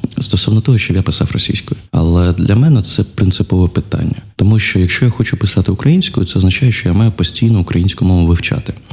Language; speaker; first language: Ukrainian; non-native, local second language; Russian